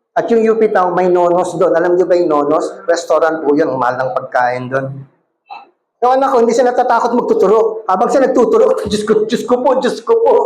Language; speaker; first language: Filipino; non-native, local second language; Cebuano